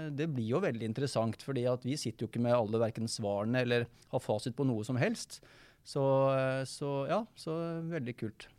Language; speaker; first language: Norwegian; native; Norwegian